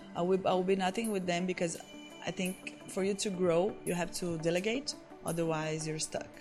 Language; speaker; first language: English; non-native, fluent; Portuguese